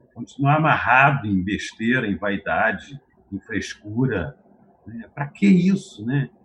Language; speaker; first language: Portuguese; native; Portuguese